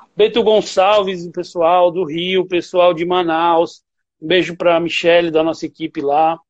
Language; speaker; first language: Portuguese; native; Portuguese